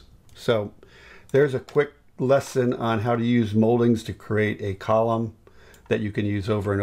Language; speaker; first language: English; native; English